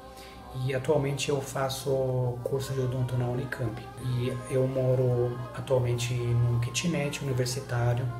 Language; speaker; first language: Portuguese; non-native, learner; Spanish